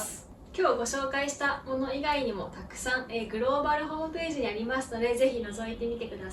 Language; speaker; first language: Japanese; native; Japanese